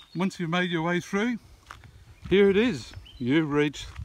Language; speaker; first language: English; native; English